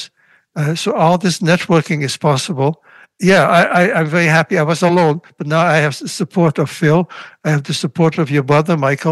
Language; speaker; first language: English; non-native, fluent; Russian